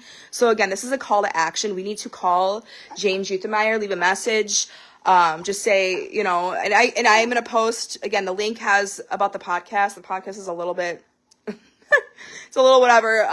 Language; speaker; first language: English; native; English